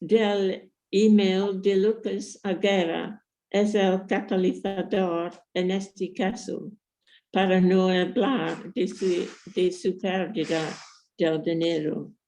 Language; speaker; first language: Spanish; non-native, fluent; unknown